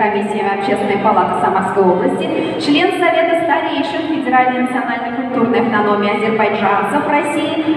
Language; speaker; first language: Russian; native; Russian